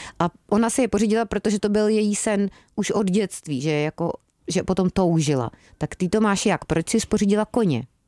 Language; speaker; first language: Czech; native; Czech